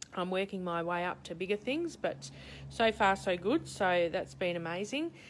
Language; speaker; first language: English; native; English